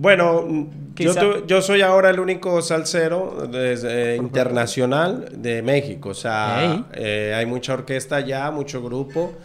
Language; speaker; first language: Spanish; native; Spanish